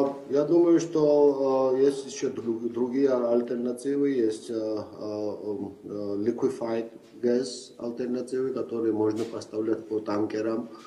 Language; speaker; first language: Russian; non-native, fluent; Georgian